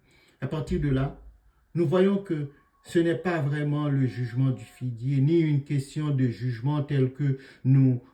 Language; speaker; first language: French; native; French